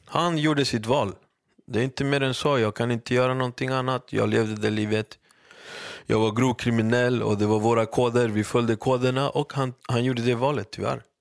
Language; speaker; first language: Swedish; early bilingual, other home language; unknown